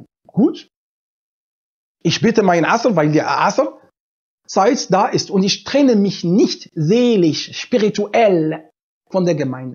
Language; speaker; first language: German; non-native, fluent; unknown